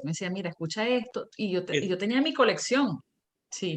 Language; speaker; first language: Spanish; native; Spanish